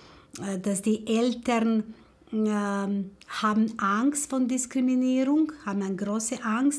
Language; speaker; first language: German; non-native, fluent; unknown